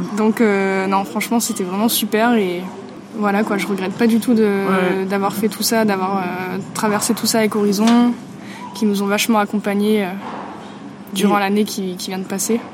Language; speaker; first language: French; native; French